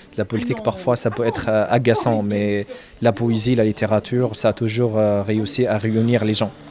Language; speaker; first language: French; non-native, fluent; Arabic